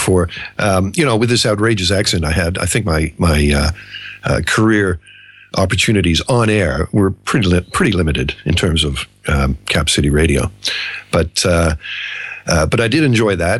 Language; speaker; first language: English; native; English